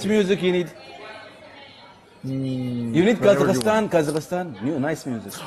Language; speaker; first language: English; non-native, learner; Arabic